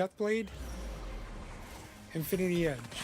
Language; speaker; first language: English; native; English